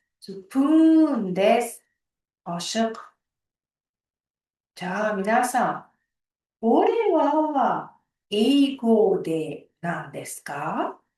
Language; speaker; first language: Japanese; non-native, fluent; Uzbek